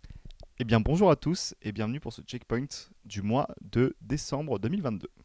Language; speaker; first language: French; native; French